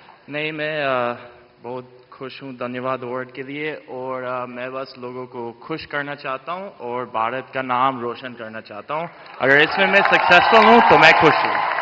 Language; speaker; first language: Hindi; non-native, fluent; English